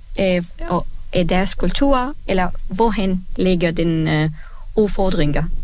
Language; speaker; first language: Danish; non-native, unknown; Arabic